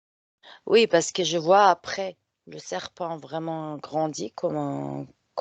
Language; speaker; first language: French; non-native, fluent; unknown